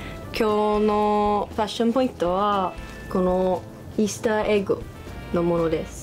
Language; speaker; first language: Japanese; non-native, learner; English